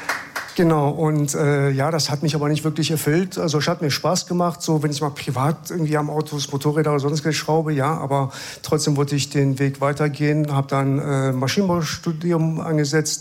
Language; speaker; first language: German; early bilingual, other home language; Persian